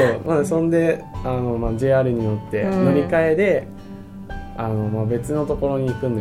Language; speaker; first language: Japanese; non-native, fluent; Chinese